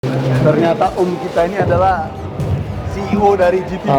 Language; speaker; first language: Indonesian; native; Indonesian